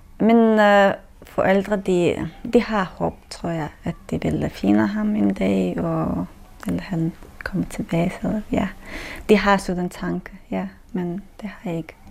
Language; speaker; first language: Danish; non-native, learner; Chechen